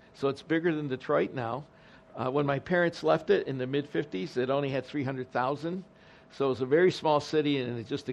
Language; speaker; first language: English; early bilingual, other home language; Spanish